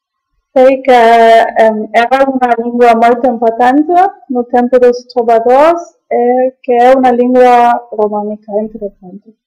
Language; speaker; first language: Galician; non-native, learner; German